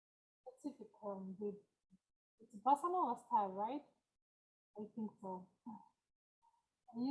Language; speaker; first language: English; non-native, learner; Georgian